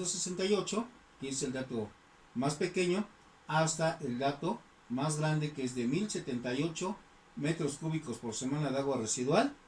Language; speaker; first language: Spanish; native; Spanish